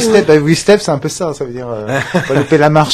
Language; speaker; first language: French; native; French